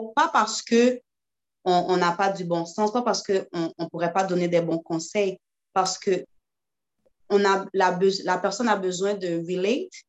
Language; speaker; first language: French; early bilingual, other home language; Haitian Creole